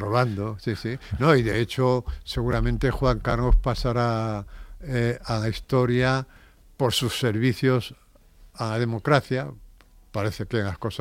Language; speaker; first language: Spanish; native; Spanish